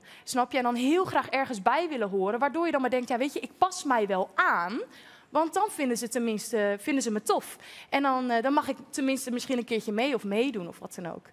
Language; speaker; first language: Dutch; native; Dutch